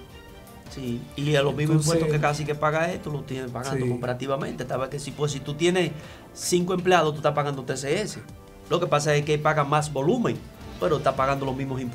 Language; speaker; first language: Spanish; native; Spanish